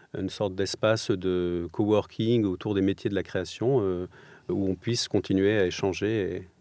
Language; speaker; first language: French; native; French